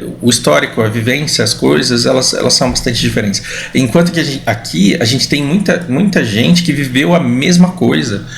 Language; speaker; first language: Portuguese; native; Portuguese